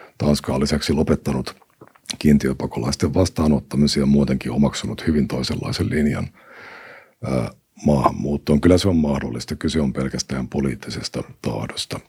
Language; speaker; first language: Finnish; native; Finnish